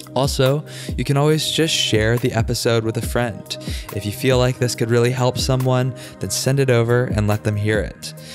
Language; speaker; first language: English; native; English